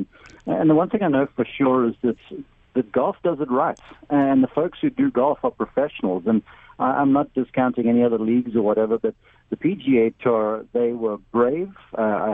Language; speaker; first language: English; native; English